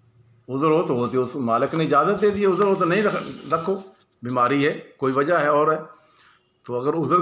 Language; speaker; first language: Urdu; non-native, local second language; Punjabi